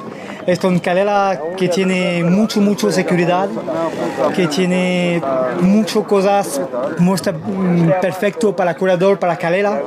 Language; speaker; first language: Spanish; non-native, learner; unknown